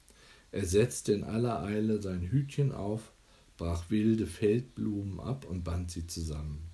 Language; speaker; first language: German; native; German